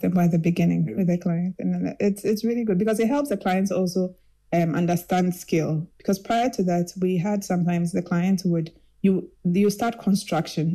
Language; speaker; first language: English; non-native, local second language; Akan